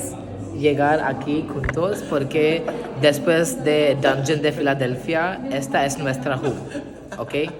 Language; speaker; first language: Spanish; non-native, learner; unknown